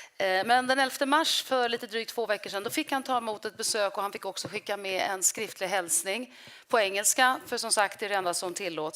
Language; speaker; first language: Swedish; native; Swedish